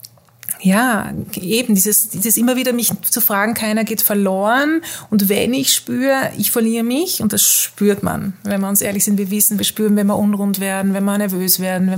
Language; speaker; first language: German; early bilingual, heritage; German